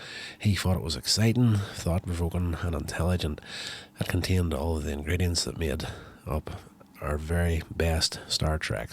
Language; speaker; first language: English; native; English